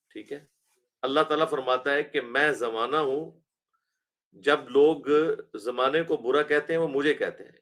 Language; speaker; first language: Urdu; non-native, local second language; Punjabi